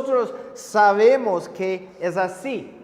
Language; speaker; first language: Spanish; non-native, fluent; English